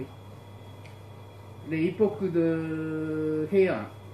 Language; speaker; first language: French; non-native, learner; Japanese